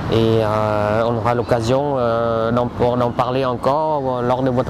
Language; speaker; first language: French; native; French